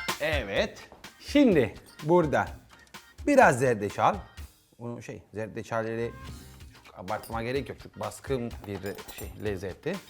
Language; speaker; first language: Turkish; non-native, learner; Italian